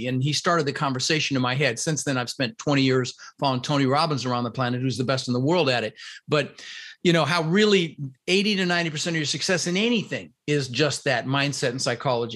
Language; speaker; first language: English; early bilingual, other home language; Dutch